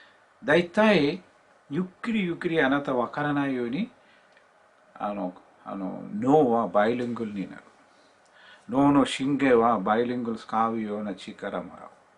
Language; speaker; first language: Japanese; non-native, learner; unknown